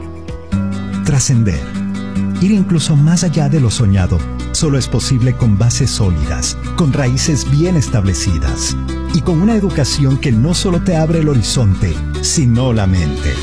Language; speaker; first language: Spanish; native; Spanish